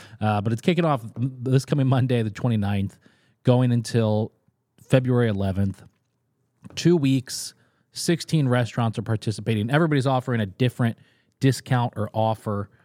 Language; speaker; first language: English; native; English